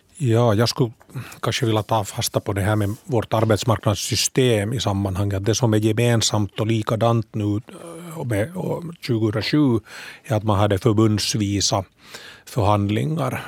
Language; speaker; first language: Swedish; native; Swedish